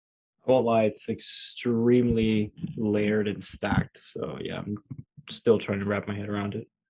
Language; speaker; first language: English; native; English